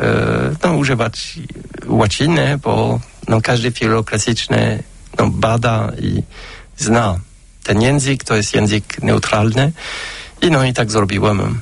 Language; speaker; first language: Polish; non-native, fluent; French